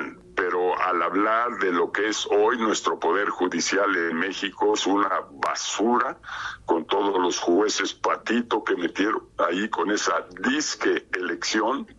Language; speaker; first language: Spanish; native; Spanish